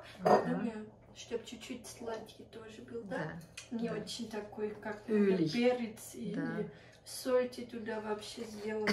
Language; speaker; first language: Russian; early bilingual, heritage; Russian